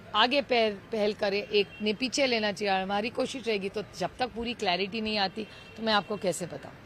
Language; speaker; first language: Hindi; non-native, local second language; Marathi